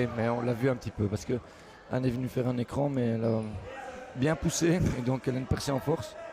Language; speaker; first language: French; native; French